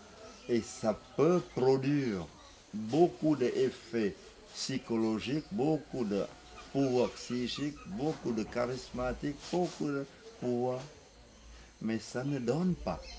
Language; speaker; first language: French; non-native, fluent; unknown